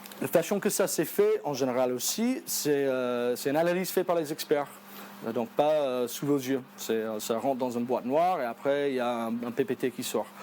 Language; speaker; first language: French; non-native, fluent; English